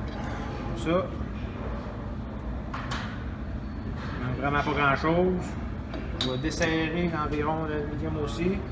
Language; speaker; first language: French; native; French